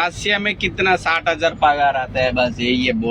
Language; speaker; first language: Hindi; non-native, local second language; Telugu